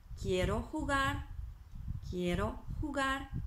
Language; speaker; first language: Spanish; non-native, fluent; Turkish